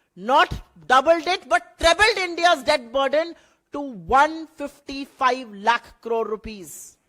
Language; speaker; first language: English; non-native, local second language; Hindi